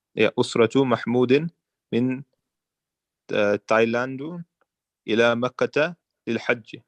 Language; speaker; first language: Arabic; non-native, learner; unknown